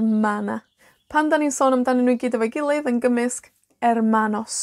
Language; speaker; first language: Welsh; native; Welsh